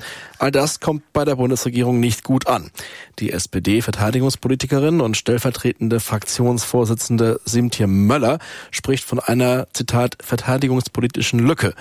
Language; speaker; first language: German; native; German